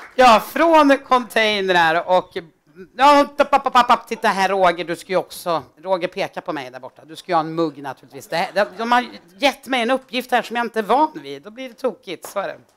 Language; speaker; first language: Swedish; native; Swedish